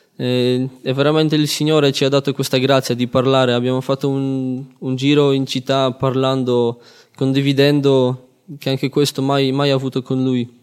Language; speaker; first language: Italian; non-native, fluent; Polish